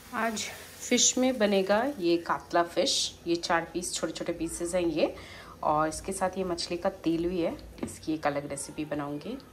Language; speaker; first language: Hindi; non-native, local second language; Bangla